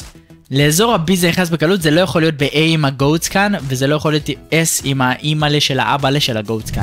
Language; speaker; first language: Hebrew; native; Hebrew